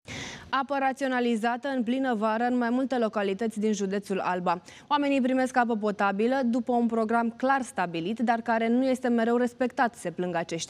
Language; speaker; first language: Romanian; native; Romanian